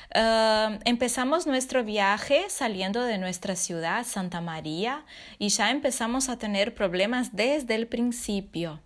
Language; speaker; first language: Spanish; non-native, fluent; Portuguese